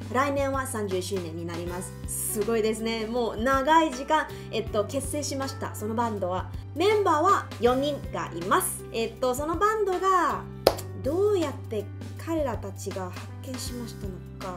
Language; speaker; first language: Japanese; non-native, learner; Chinese